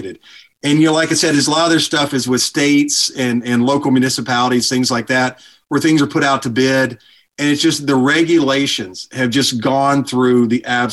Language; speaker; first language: English; native; English